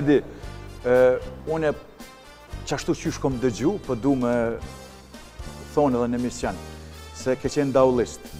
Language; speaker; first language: Albanian; native; Albanian